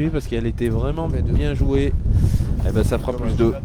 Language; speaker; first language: French; native; French